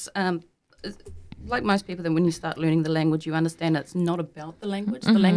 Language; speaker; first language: English; native; English